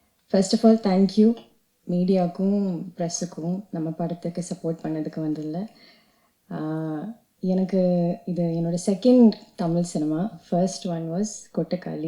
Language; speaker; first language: Tamil; non-native, fluent; Malayalam